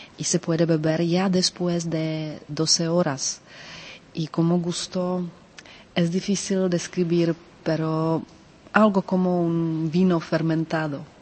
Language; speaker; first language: Spanish; non-native, fluent; Czech